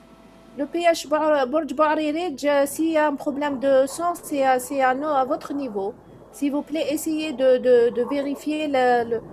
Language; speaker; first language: French; non-native, local second language; Arabic